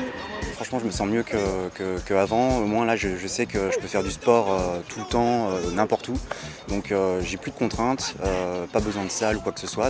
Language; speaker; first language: French; native; French